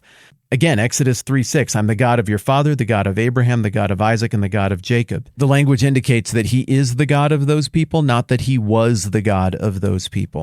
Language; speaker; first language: English; native; English